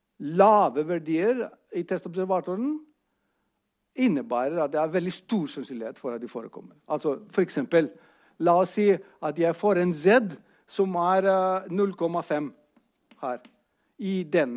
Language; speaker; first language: Norwegian; non-native, fluent; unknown